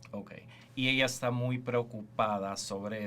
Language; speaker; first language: Spanish; early bilingual, heritage; Spanish